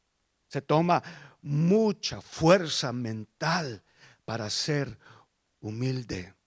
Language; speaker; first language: Spanish; early bilingual, heritage; Spanish